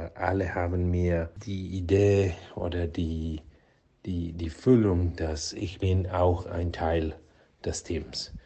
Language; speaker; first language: German; non-native, learner; Spanish